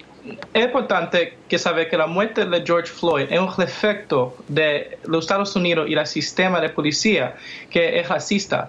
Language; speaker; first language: Spanish; early bilingual, heritage; English